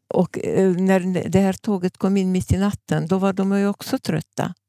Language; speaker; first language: Swedish; non-native, fluent; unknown